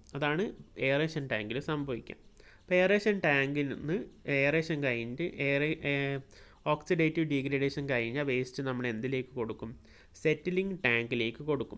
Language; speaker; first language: Malayalam; native; Malayalam